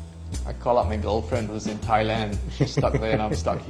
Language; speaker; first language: English; native; English